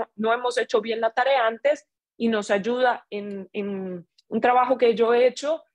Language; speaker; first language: Spanish; native; Spanish